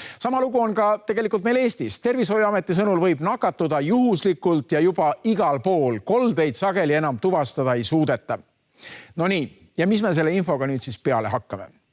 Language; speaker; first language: Estonian; native; Estonian